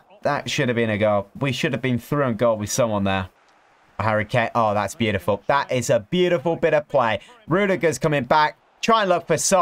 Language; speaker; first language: English; native; English